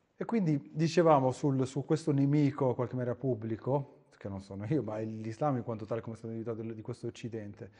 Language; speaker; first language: Italian; non-native, fluent; Arabic